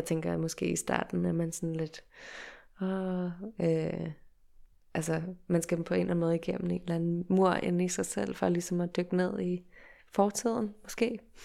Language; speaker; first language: Danish; early bilingual, heritage; Danish